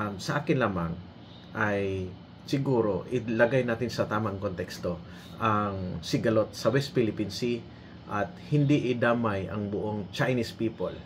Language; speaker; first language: Filipino; native; Filipino